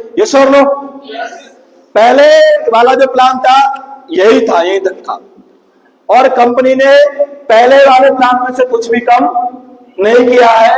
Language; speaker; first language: Hindi; native; Hindi